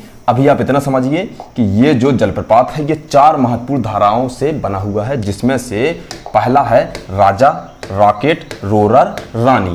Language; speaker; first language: Hindi; native; Hindi